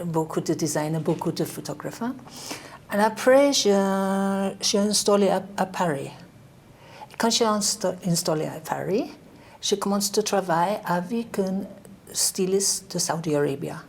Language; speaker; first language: French; non-native, learner; English